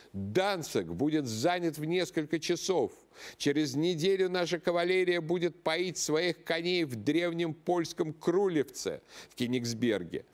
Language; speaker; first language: Russian; native; Russian